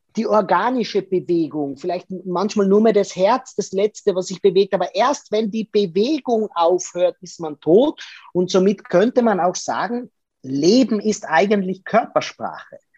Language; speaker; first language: German; native; German